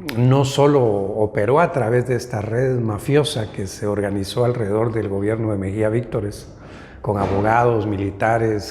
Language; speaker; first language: Spanish; native; Spanish